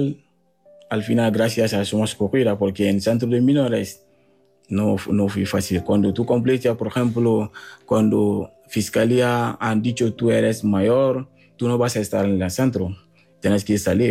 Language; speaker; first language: Spanish; non-native, fluent; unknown